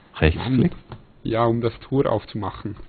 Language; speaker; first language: German; native; German